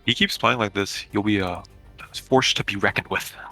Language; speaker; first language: English; native; English